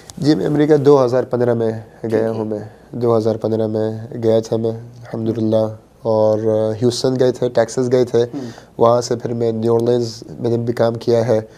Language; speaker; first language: Urdu; early bilingual, heritage; Urdu